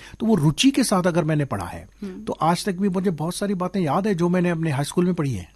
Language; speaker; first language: Hindi; non-native, local second language; Sindhi